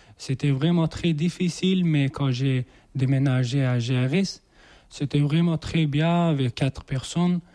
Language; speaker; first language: French; non-native, learner; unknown